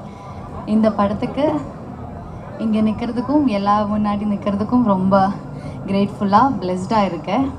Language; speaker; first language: Tamil; non-native, learner; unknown